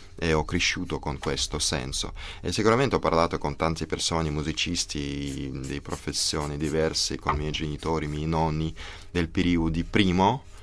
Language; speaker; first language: Italian; non-native, learner; Russian